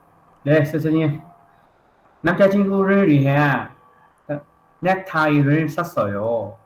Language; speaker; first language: Korean; non-native, learner; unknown